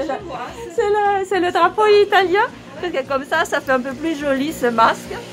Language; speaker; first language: French; non-native, fluent; Italian